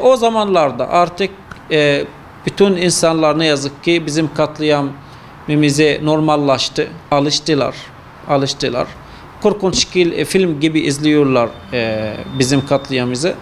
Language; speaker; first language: Turkish; non-native, fluent; Arabic